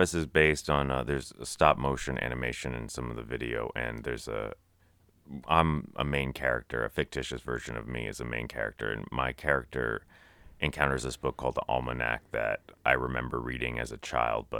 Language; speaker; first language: English; native; English